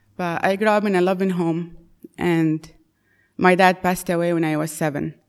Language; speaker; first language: English; non-native, fluent; Arabic